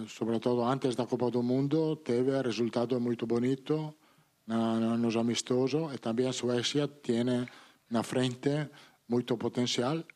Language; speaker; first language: Portuguese; non-native, fluent; Italian